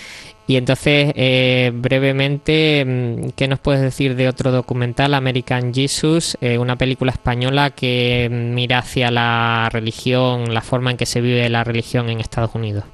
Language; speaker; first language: Spanish; native; Spanish